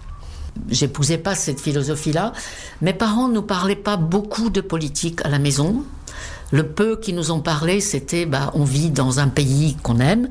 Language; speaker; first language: French; non-native, fluent; Czech